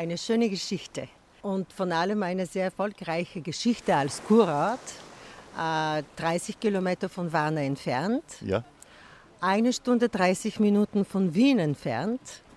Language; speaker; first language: German; non-native, fluent; Bulgarian